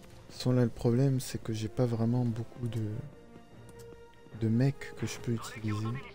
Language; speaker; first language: French; native; French